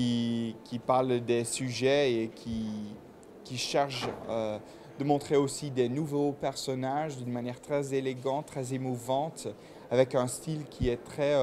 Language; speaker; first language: French; non-native, local second language; Dutch